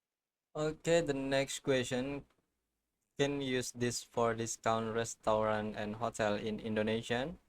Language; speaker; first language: English; non-native, learner; Indonesian